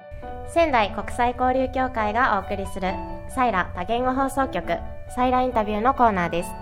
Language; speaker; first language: Japanese; native; Japanese